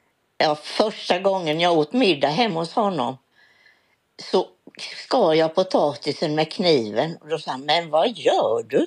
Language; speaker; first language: Swedish; native; Swedish